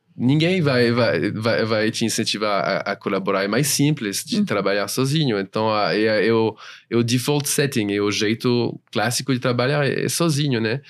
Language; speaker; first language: Portuguese; non-native, fluent; French